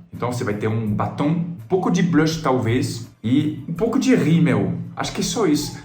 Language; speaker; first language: Portuguese; non-native, fluent; French